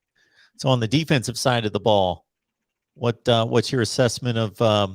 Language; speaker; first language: English; native; English